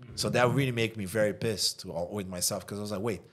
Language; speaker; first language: English; non-native, fluent; Portuguese